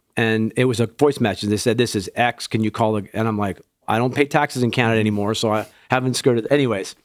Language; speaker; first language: English; native; English